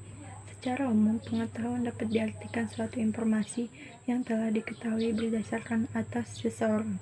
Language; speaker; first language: Indonesian; native; Indonesian